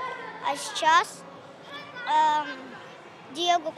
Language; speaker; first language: Russian; non-native, local second language; Tajik